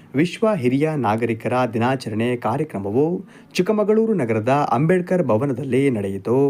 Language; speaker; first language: Kannada; native; Kannada